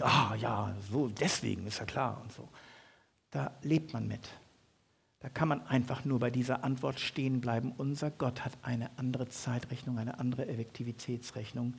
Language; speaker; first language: German; native; German